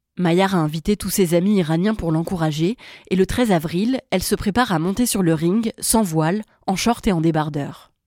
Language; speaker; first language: French; native; French